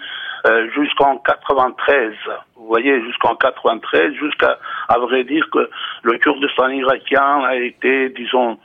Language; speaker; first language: French; non-native, fluent; Kurdish